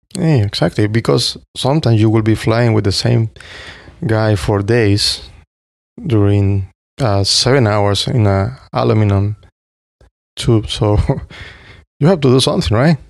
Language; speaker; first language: English; non-native, fluent; Spanish